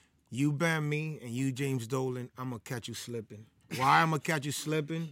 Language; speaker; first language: English; early bilingual, other home language; Spanish